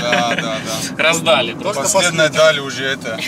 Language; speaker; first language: Russian; non-native, learner; Bulgarian